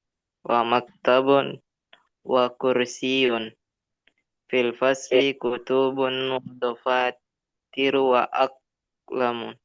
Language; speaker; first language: Arabic; non-native, learner; Indonesian